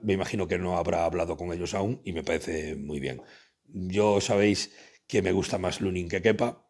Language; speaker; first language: Spanish; native; Spanish